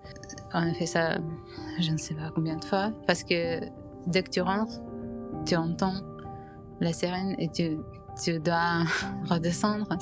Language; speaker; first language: French; non-native, fluent; Ukrainian